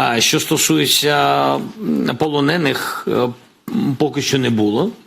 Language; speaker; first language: Ukrainian; non-native, local second language; Russian